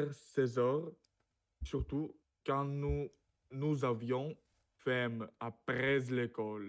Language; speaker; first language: French; non-native, learner; Russian